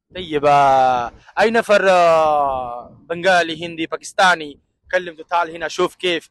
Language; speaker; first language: Arabic; non-native, learner; Bangla